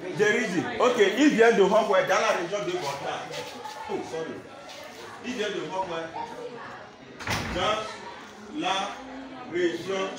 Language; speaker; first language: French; non-native, fluent; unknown